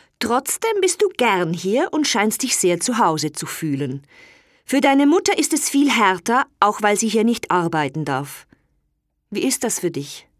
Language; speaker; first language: German; native; German